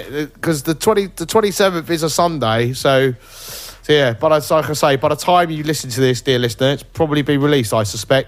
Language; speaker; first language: English; native; English